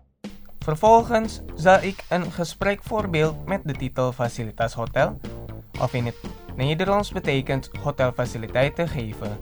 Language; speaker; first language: Dutch; non-native, fluent; Indonesian